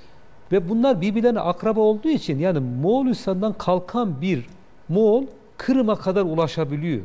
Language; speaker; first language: Turkish; native; Turkish